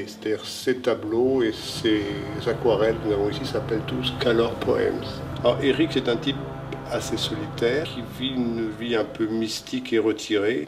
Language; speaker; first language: French; native; French